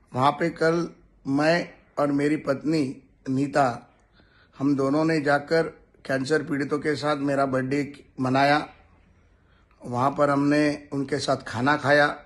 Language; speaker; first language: Hindi; non-native, local second language; Marathi